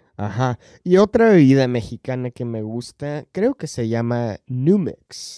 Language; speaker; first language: Spanish; non-native, fluent; English